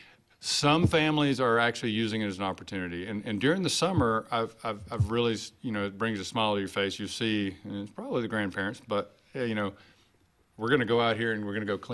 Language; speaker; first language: English; native; English